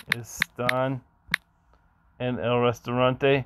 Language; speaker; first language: Spanish; non-native, learner; English